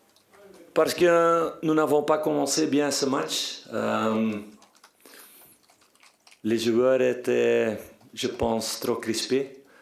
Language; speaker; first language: French; non-native, fluent; Dutch